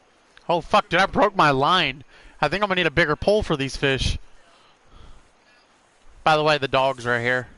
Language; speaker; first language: English; native; English